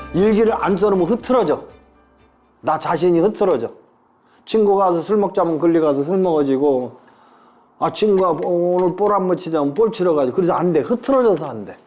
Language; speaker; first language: Korean; native; Korean